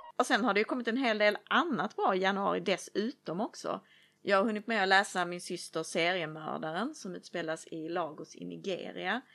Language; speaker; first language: Swedish; native; Swedish